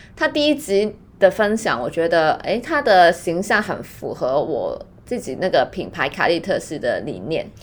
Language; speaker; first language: Chinese; non-native, fluent; Cantonese